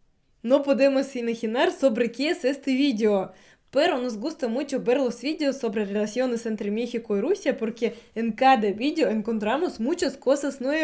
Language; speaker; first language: Spanish; non-native, learner; Russian